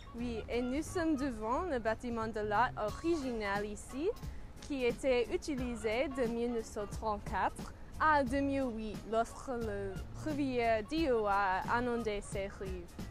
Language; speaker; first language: French; non-native, learner; English